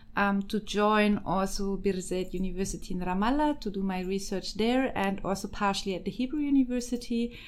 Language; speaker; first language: English; non-native, fluent; German